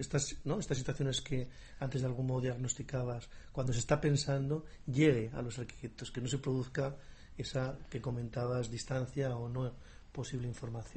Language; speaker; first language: Spanish; native; Spanish